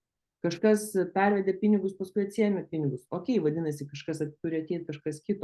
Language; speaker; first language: Lithuanian; native; Lithuanian